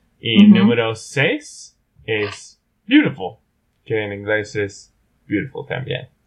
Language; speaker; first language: Spanish; non-native, learner; English